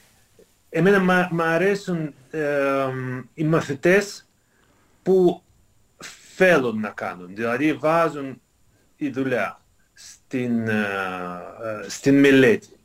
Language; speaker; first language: Greek; non-native, fluent; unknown